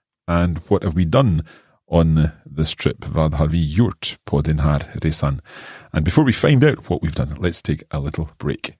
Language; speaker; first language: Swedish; non-native, learner; English